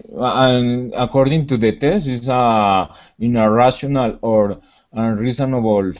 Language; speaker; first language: English; non-native, learner; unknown